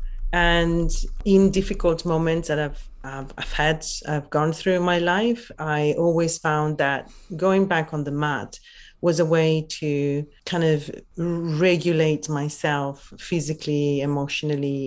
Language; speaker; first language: English; non-native, fluent; Italian